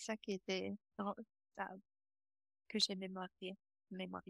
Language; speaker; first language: French; non-native, fluent; Romanian